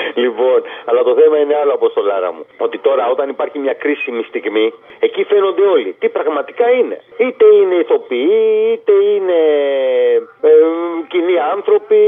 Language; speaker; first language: Greek; native; Greek